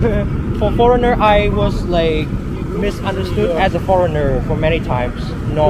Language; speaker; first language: English; non-native, fluent; Vietnamese